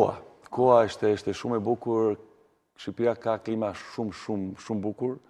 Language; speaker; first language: Albanian; non-native, learner; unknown